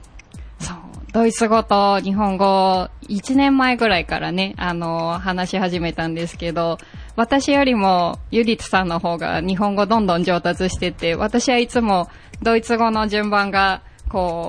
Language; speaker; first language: Japanese; native; Japanese